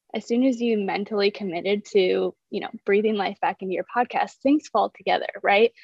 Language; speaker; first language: English; native; English